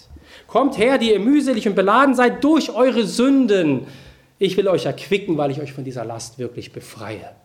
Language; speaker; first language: German; native; German